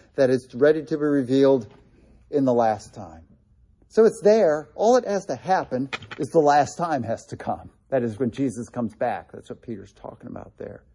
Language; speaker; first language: English; native; English